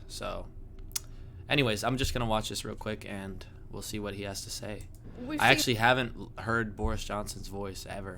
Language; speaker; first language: English; native; English